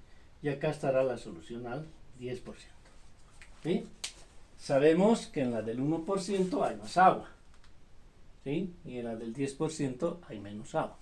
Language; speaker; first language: Spanish; native; Spanish